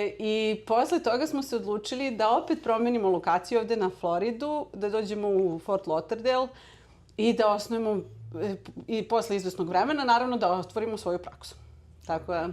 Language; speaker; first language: Serbian; early bilingual, heritage; Serbian